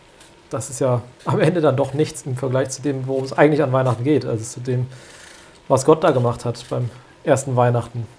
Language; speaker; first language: German; native; German